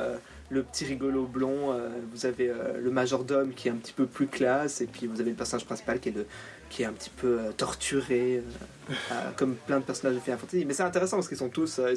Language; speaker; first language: French; native; French